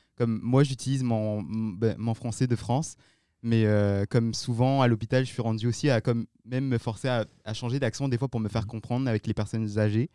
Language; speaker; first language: French; non-native, local second language; Malagasy